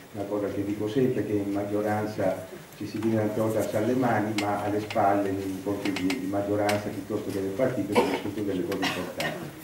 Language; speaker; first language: Italian; early bilingual, heritage; Italian